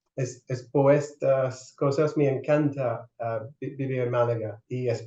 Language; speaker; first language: Spanish; non-native, fluent; English